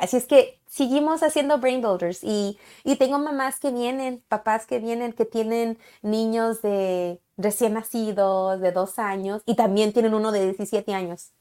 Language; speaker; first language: Spanish; early bilingual, heritage; Spanish